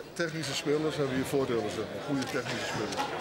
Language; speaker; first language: Dutch; native; Dutch